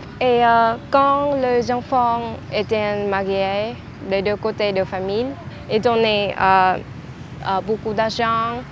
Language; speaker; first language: French; non-native, learner; Vietnamese